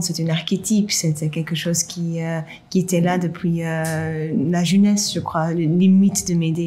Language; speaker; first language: French; non-native, local second language; Dutch